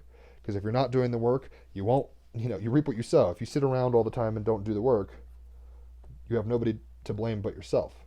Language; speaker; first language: English; native; English